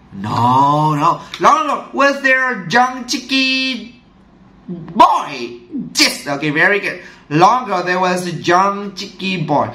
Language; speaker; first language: English; non-native, fluent; Vietnamese